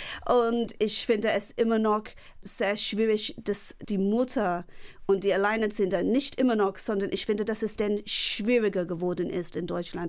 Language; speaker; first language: German; non-native, fluent; English